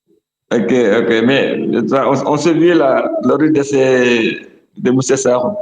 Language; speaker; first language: French; non-native, fluent; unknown